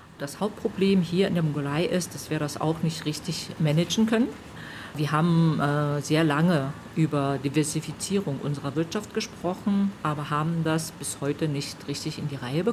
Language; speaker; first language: German; non-native, fluent; Mongolian